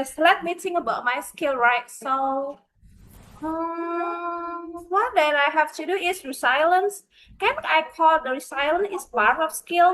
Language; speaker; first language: English; non-native, fluent; Indonesian